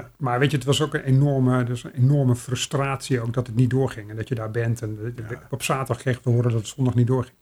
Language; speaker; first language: Dutch; native; Dutch